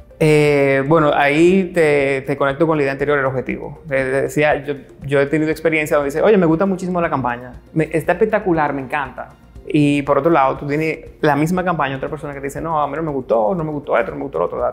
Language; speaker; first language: Spanish; native; Spanish